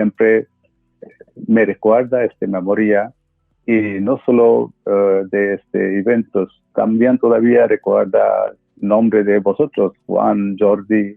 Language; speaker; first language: Spanish; non-native, fluent; Bangla